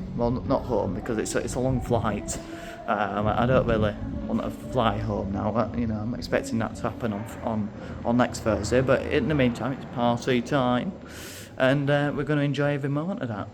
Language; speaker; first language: English; native; English